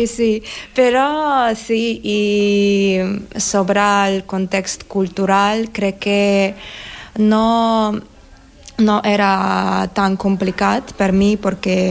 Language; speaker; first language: Catalan; non-native, learner; Spanish